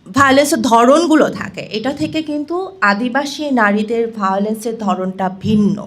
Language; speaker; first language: Bangla; non-native, local second language; Chakma